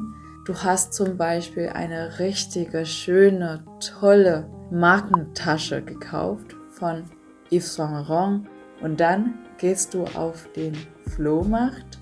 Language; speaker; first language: German; non-native, fluent; Vietnamese